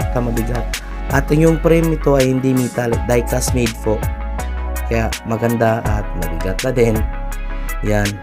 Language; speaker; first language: Filipino; non-native, local second language; Cebuano